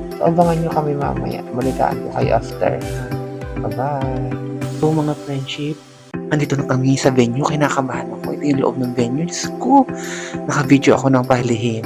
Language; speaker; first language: Filipino; native; Filipino